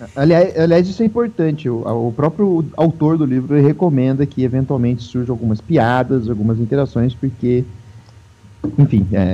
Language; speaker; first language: Portuguese; native; Portuguese